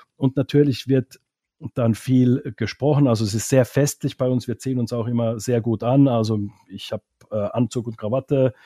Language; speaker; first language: German; non-native, fluent; Finnish